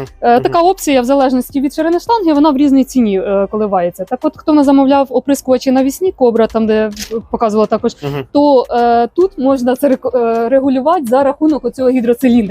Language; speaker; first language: Ukrainian; native; Ukrainian